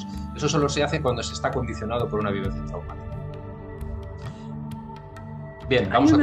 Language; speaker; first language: Spanish; native; Spanish